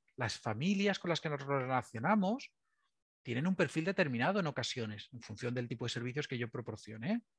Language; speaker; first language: Spanish; native; Spanish